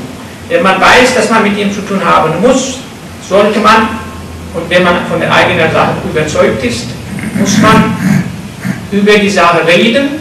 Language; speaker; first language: German; non-native, fluent; Turkish